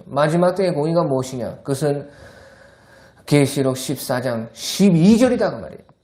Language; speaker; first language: Korean; native; Korean